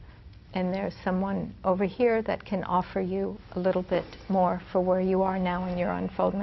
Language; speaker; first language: English; native; English